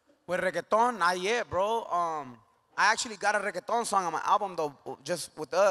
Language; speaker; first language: English; early bilingual, other home language; Spanish